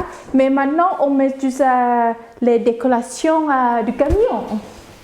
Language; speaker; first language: French; non-native, learner; Thai